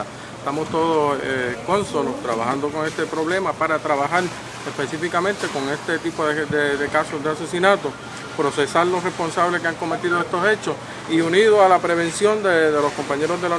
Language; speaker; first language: Spanish; native; Spanish